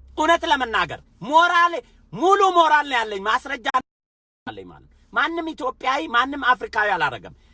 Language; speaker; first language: Amharic; non-native, local second language; Oromo